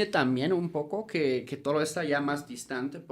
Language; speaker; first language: Spanish; non-native, fluent; German